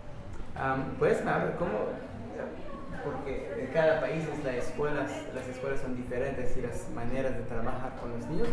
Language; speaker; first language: Spanish; non-native, learner; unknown